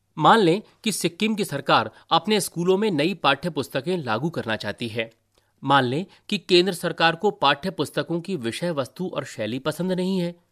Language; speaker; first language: Hindi; native; Hindi